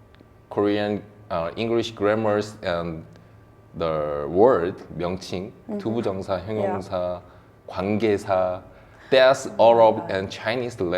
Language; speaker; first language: English; non-native, learner; Korean